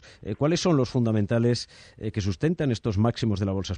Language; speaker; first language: Spanish; native; Spanish